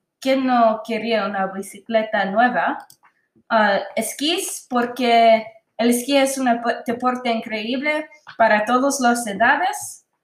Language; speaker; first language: Spanish; non-native, learner; English